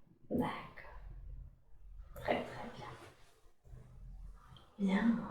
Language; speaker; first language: French; native; French